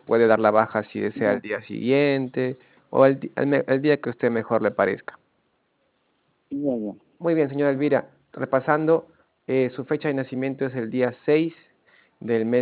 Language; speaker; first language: Spanish; native; Spanish